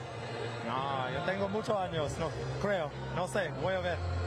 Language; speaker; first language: Spanish; non-native, learner; English